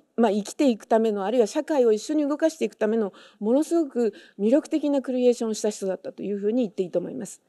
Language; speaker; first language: Japanese; native; Japanese